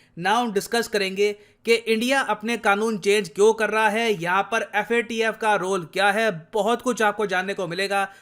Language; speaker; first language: Hindi; native; Hindi